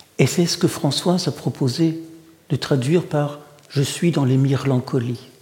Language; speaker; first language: French; early bilingual, other home language; Russian